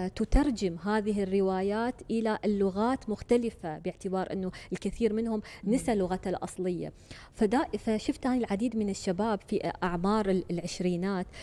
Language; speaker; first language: Arabic; native; Arabic